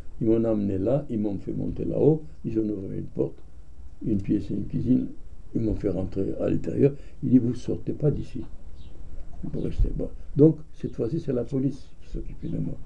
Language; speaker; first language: French; non-native, fluent; Armenian